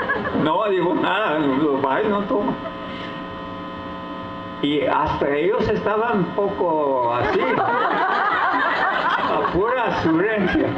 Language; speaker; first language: Spanish; non-native, fluent; English